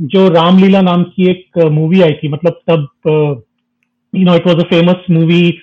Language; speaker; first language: Hindi; non-native, local second language; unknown